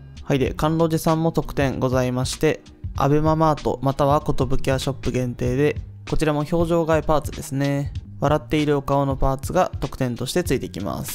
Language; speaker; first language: Japanese; native; Japanese